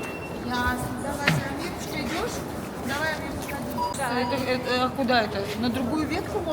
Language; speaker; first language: Russian; native; Russian